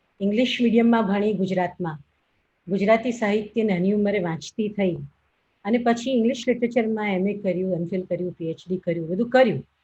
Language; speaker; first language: Gujarati; native; Gujarati